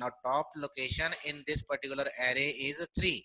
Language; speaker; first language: English; non-native, local second language; Punjabi